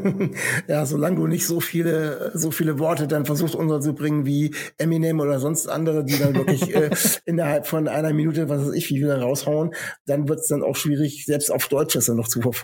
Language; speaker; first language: German; native; German